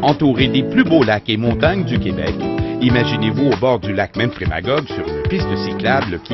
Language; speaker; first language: French; native; French